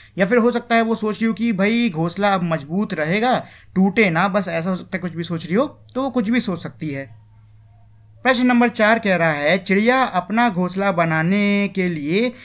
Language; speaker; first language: Hindi; native; Hindi